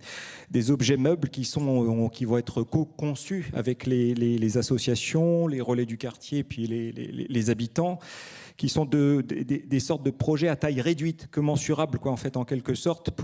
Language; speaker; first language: French; native; French